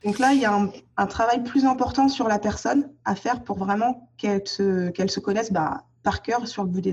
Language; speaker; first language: French; native; French